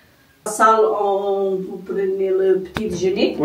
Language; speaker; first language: French; non-native, learner; Portuguese